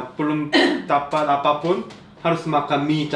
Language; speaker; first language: Indonesian; non-native, learner; Korean